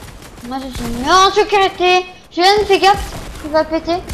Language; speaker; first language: French; native; French